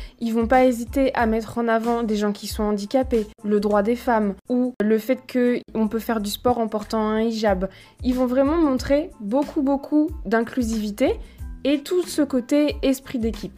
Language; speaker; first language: French; native; French